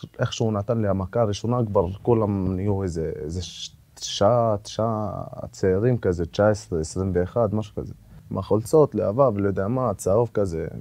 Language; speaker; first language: Hebrew; non-native, local second language; Arabic